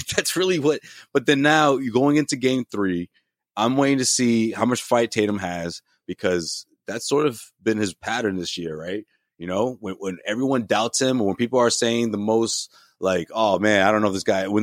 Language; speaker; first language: English; native; English